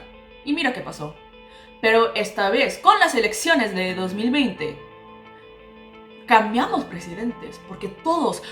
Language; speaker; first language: Spanish; non-native, local second language; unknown